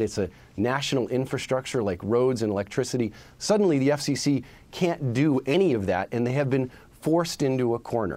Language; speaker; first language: English; native; English